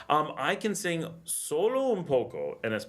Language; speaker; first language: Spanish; non-native, learner; English